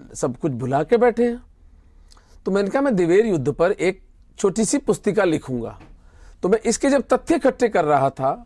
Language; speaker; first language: Hindi; native; Hindi